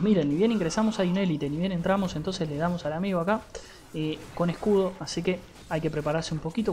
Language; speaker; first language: Spanish; native; Spanish